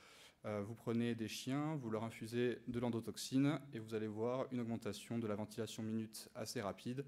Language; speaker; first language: French; native; French